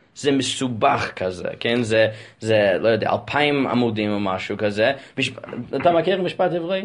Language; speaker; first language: Hebrew; non-native, fluent; English